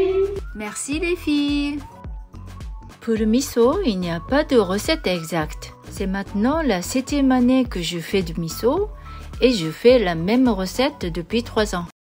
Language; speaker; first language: French; non-native, fluent; Japanese